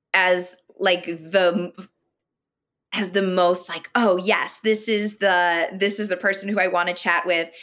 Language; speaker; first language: English; native; English